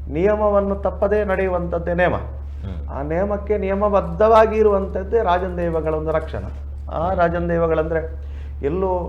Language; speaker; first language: Kannada; non-native, local second language; Tulu